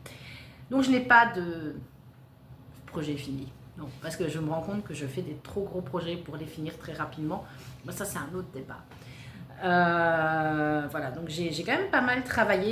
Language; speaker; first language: French; native; French